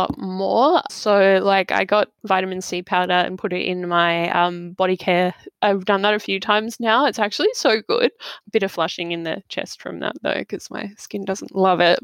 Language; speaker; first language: English; native; English